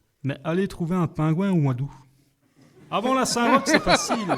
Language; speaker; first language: French; native; French